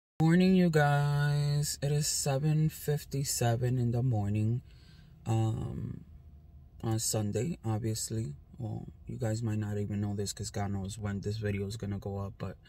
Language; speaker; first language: English; native; English